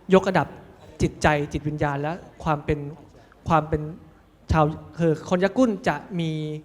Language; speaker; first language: Thai; native; Thai